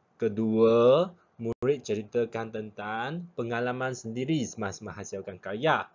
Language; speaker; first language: Malay; non-native, local second language; Chinese